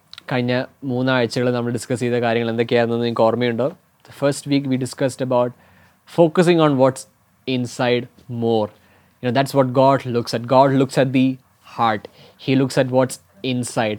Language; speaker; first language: English; non-native, local second language; Malayalam